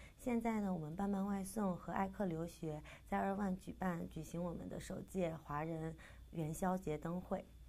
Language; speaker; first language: Chinese; native; Chinese